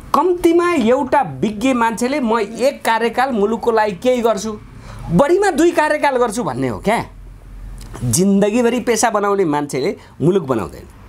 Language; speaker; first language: Nepali; native; Nepali